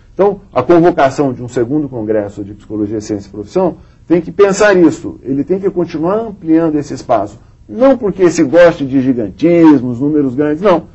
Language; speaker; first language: Portuguese; native; Portuguese